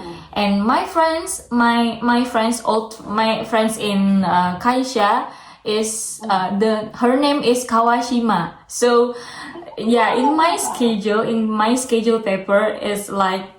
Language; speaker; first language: English; non-native, learner; Indonesian